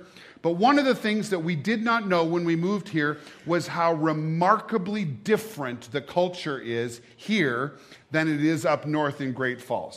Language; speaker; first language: English; native; English